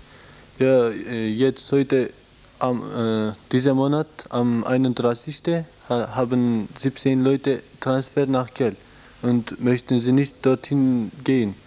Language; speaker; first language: German; non-native, learner; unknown